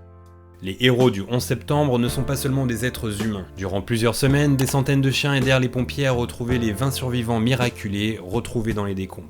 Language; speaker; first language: French; native; French